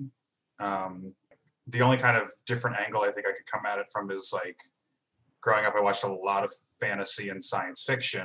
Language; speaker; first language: English; native; English